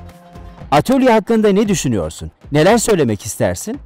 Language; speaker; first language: Turkish; native; Turkish